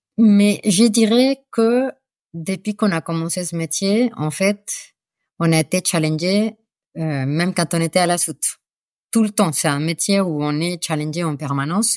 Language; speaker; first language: French; non-native, fluent; Spanish